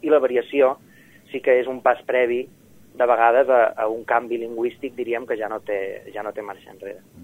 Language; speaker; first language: Catalan; native; Catalan